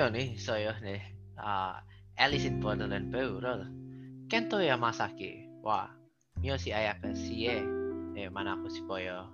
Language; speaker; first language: Korean; non-native, learner; Indonesian